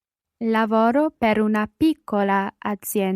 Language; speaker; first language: Italian; non-native, learner; English